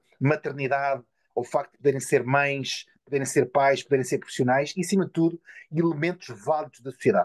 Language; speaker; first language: Portuguese; native; Portuguese